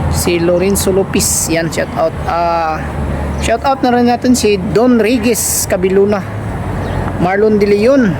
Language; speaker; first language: Filipino; non-native, local second language; Cebuano